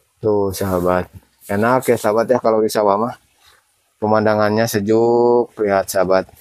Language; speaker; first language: Indonesian; non-native, local second language; Sundanese